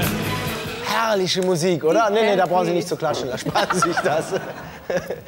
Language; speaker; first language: German; native; German